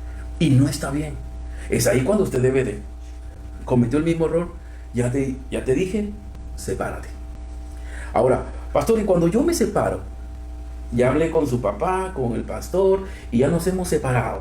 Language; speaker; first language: Spanish; native; Spanish